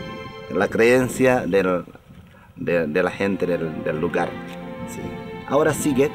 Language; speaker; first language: Spanish; non-native, fluent; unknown